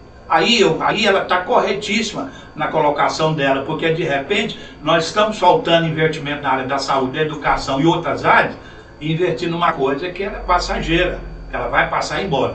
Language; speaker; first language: Portuguese; native; Portuguese